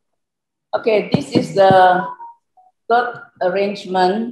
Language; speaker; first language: English; non-native, learner; Indonesian